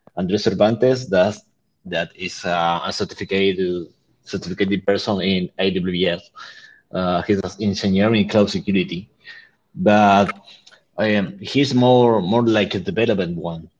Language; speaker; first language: English; non-native, learner; Spanish